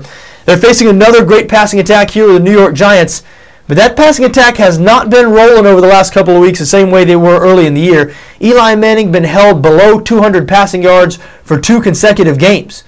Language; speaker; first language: English; native; English